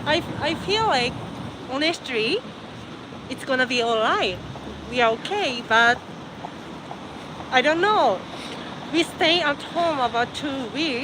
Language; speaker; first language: English; non-native, fluent; Japanese